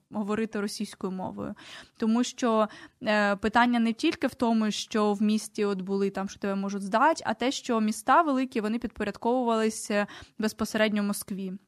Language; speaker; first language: Ukrainian; native; Ukrainian